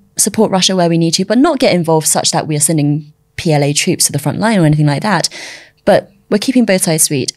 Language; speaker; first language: English; early bilingual, other home language; Chinese